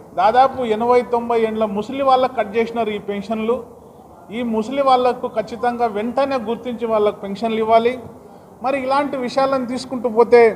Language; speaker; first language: Telugu; non-native, local second language; Lambadi